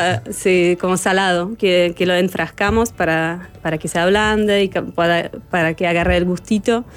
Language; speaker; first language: Spanish; non-native, fluent; Polish